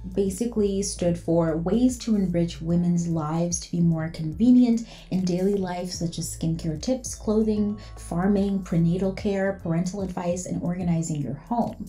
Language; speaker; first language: English; native; English